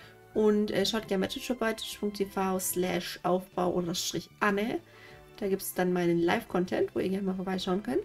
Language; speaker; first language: German; native; German